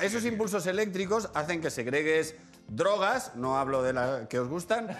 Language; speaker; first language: Spanish; native; Spanish